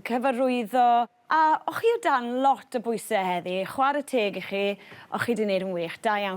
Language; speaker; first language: Welsh; native; Welsh